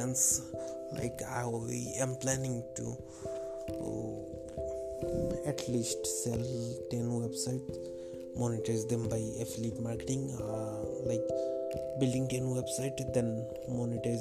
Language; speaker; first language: English; non-native, local second language; Bangla